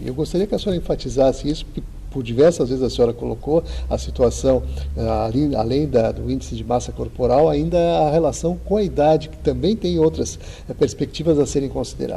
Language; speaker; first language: Portuguese; native; Portuguese